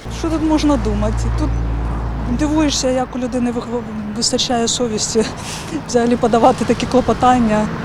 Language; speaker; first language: Ukrainian; native; Ukrainian